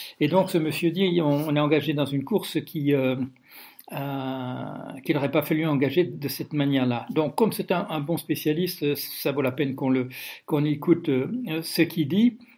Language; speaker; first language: French; non-native, fluent; Dutch